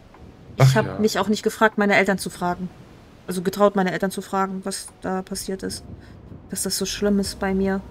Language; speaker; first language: German; native; German